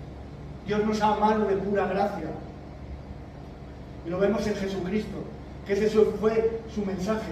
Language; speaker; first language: Spanish; native; Spanish